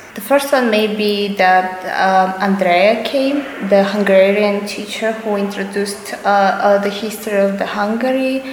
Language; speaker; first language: English; non-native, fluent; Russian